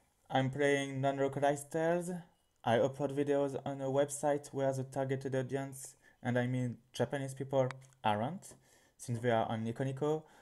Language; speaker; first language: English; non-native, fluent; French